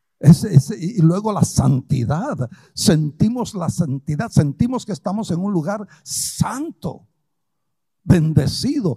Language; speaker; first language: Spanish; early bilingual, other home language; Portuguese